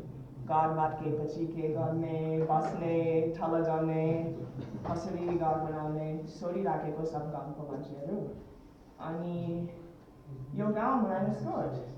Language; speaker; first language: Nepali; early bilingual, heritage; Nepali